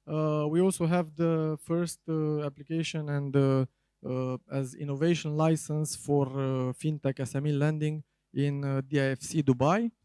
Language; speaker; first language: English; non-native, fluent; Romanian